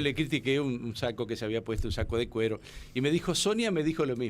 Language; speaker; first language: Spanish; native; Spanish